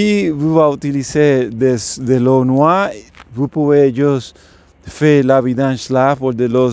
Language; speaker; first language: French; non-native, learner; English